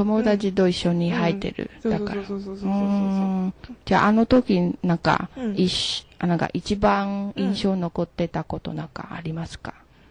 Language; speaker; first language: Japanese; non-native, learner; Chinese